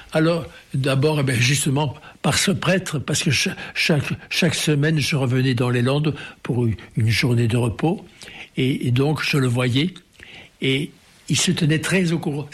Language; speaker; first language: French; native; French